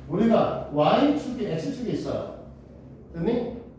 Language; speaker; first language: Korean; native; Korean